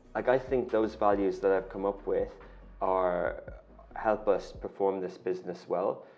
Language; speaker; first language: English; native; English